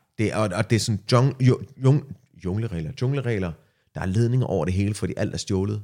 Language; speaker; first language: Danish; early bilingual, other home language; Arabic